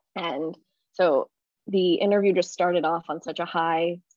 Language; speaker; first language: English; native; English